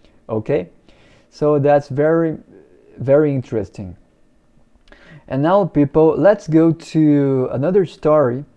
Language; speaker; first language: English; non-native, fluent; Portuguese